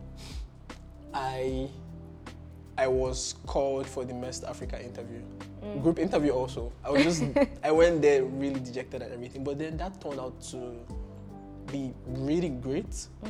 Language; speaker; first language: English; non-native, local second language; Igbo